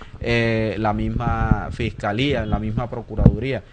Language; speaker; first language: Spanish; native; Spanish